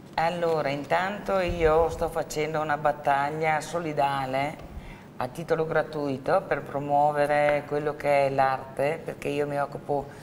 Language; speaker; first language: Italian; native; Italian